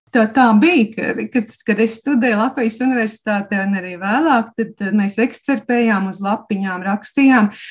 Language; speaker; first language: Latvian; native; Latvian